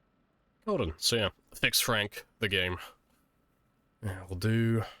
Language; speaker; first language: English; native; English